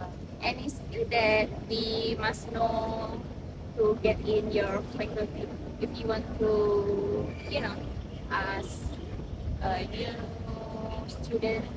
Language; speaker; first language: English; non-native, learner; Indonesian